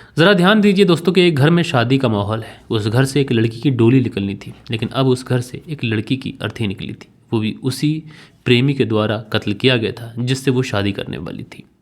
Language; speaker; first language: Hindi; native; Hindi